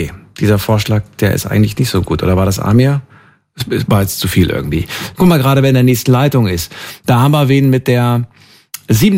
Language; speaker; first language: German; native; German